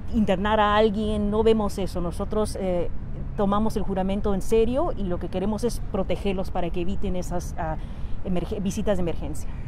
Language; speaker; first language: Spanish; native; Spanish